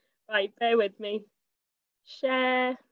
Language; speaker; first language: English; native; English